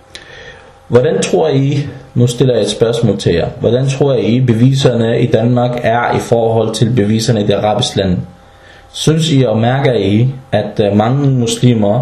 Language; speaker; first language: Danish; early bilingual, other home language; Arabic